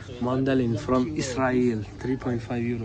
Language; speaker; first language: English; non-native, learner; Turkish